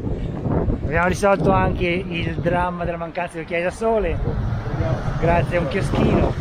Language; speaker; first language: Italian; native; Italian